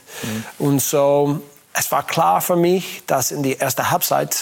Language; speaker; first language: German; non-native, learner; English